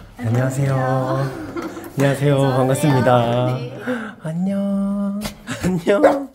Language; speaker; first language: Korean; native; Korean